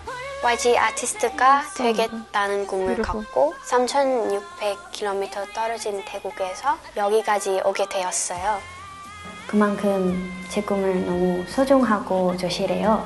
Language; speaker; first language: Korean; non-native, learner; Thai